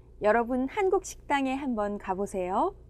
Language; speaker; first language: Korean; non-native, fluent; Indonesian